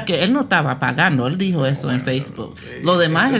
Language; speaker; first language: Spanish; early bilingual, heritage; Spanish